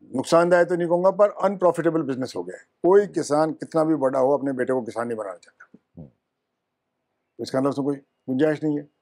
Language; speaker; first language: Hindi; native; Hindi